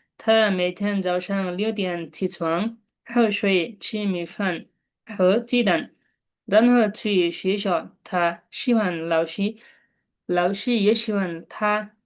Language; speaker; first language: Chinese; non-native, fluent; Bangla